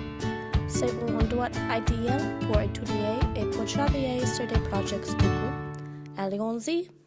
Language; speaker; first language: French; non-native, learner; English